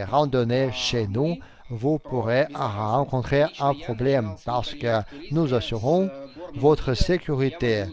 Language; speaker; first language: French; non-native, fluent; Russian